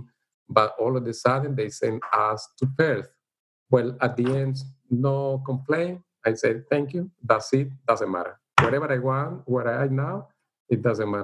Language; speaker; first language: English; non-native, learner; Spanish